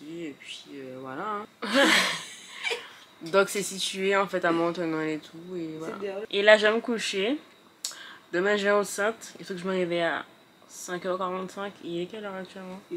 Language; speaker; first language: French; native; French